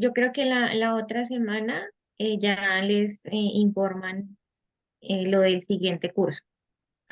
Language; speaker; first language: Spanish; native; Spanish